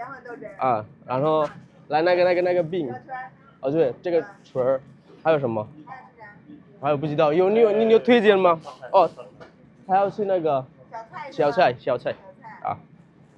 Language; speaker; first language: Chinese; non-native, learner; Bangla